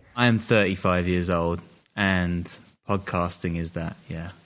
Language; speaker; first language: English; native; English